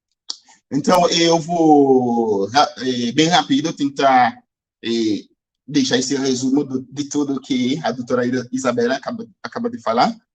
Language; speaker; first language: Portuguese; non-native, fluent; Haitian Creole